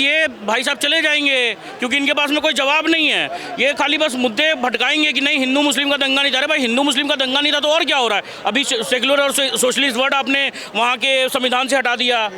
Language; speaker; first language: Hindi; native; Hindi